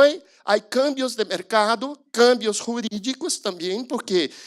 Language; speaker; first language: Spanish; non-native, learner; Portuguese